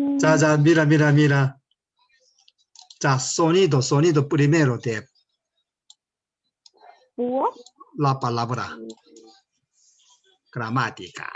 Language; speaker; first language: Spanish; non-native, learner; Korean